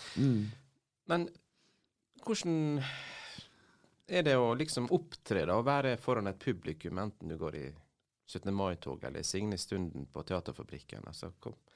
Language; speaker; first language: Norwegian; native; Norwegian